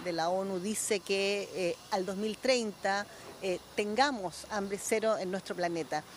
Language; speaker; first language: Spanish; native; Spanish